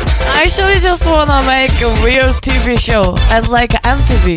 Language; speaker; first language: English; non-native, fluent; Korean